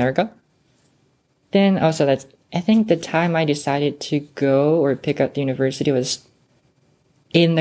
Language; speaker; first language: English; non-native, fluent; Japanese